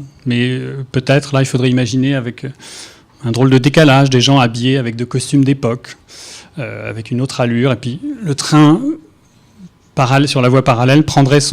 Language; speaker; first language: French; native; French